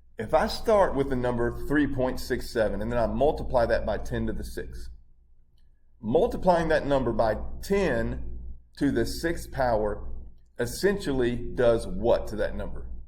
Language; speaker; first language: English; native; English